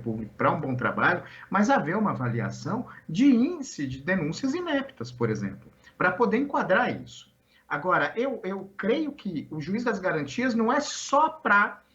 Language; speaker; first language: Portuguese; native; Portuguese